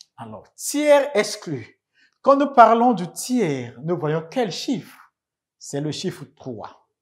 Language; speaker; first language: French; native; French